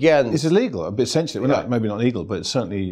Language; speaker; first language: English; native; English